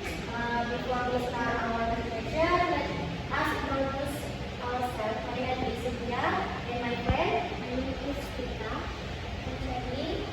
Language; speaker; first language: English; non-native, learner; Indonesian